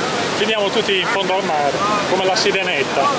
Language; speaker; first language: Italian; native; Italian